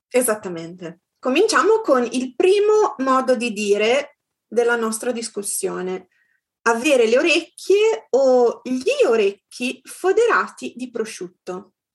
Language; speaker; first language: Italian; native; Italian